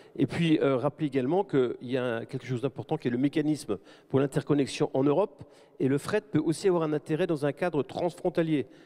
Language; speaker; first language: French; native; French